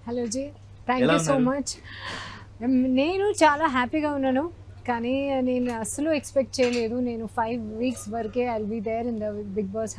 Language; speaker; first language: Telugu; non-native, learner; Hindi